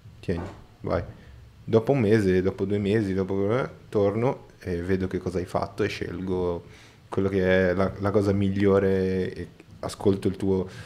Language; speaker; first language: Italian; non-native, fluent; Portuguese